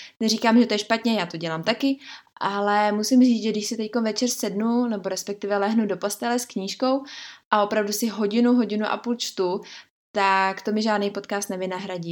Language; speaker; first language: Czech; native; Czech